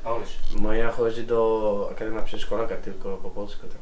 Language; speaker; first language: Polish; non-native, learner; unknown